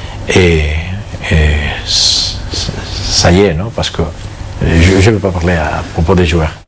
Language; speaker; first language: French; non-native, fluent; Catalan